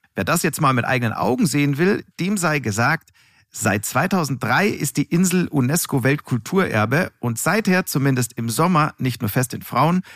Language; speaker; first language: German; native; German